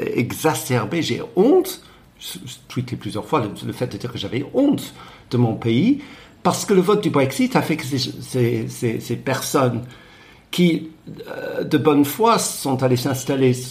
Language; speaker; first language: French; non-native, fluent; English